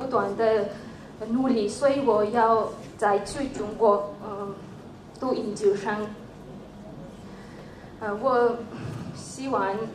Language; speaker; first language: Chinese; non-native, learner; Georgian